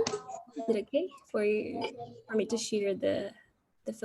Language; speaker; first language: English; non-native, fluent; Malagasy